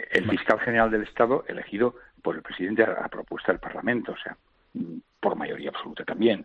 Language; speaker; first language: Spanish; non-native, local second language; Catalan